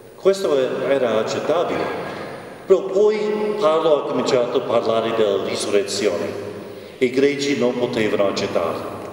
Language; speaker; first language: Italian; non-native, fluent; English